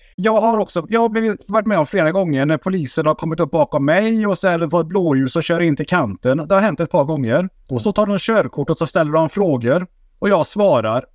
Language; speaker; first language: Swedish; native; Swedish